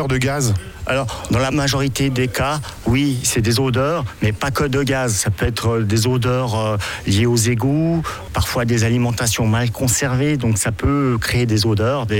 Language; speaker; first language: French; native; French